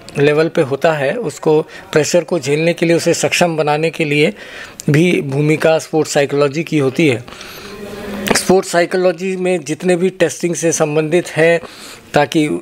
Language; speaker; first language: Hindi; native; Hindi